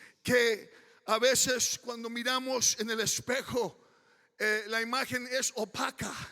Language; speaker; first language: Spanish; early bilingual, heritage; Spanish